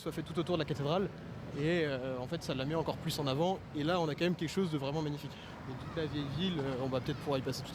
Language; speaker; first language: French; native; French